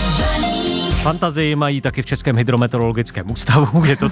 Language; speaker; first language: Czech; native; Czech